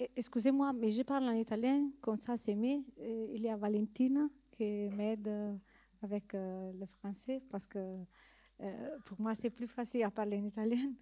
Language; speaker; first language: French; non-native, learner; Italian